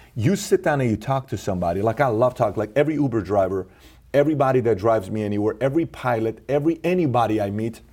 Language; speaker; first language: English; early bilingual, other home language; Persian